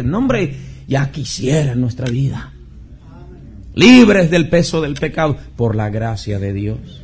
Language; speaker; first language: Spanish; native; Spanish